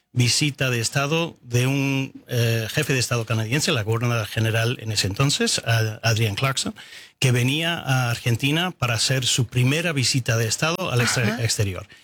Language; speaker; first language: Spanish; non-native, fluent; English